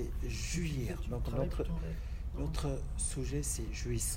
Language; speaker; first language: French; non-native, fluent; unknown